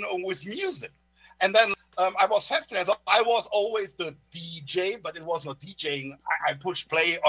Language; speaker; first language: English; non-native, fluent; German